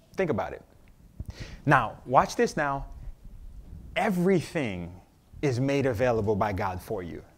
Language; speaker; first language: English; native; English